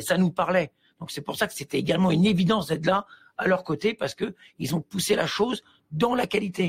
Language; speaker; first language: French; native; French